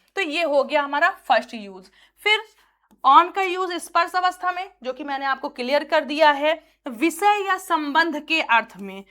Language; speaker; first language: Hindi; native; Hindi